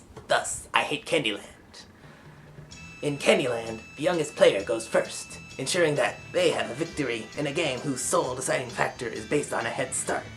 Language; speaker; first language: English; native; English